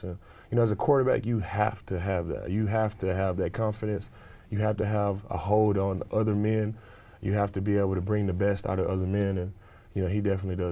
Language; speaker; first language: English; native; English